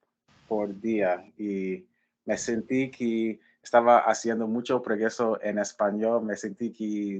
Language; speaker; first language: Spanish; non-native, learner; English